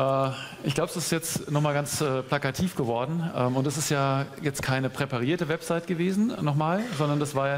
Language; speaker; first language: German; native; German